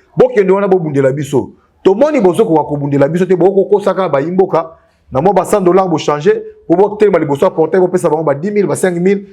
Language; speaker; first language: Lingala; native; Lingala